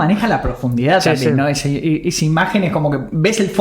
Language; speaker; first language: Spanish; native; Spanish